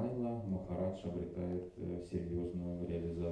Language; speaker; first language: Russian; native; Russian